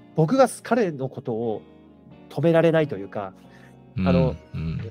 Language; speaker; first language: Japanese; native; Japanese